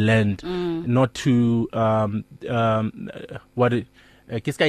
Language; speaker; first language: English; non-native, local second language; Northern Sotho